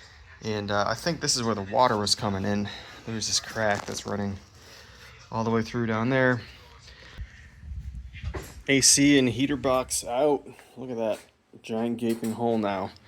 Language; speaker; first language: English; native; English